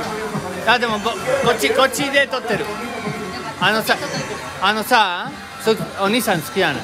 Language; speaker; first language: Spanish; native; Spanish